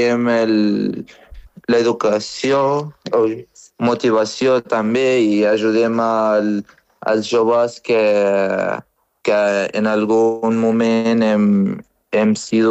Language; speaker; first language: Catalan; non-native, fluent; Arabic